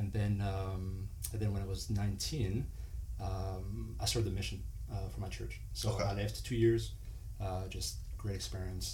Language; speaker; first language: English; non-native, fluent; French